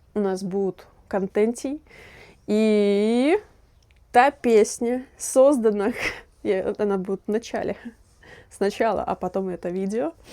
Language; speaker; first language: Russian; native; Russian